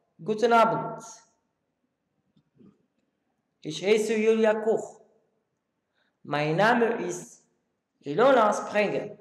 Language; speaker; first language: German; non-native, learner; Arabic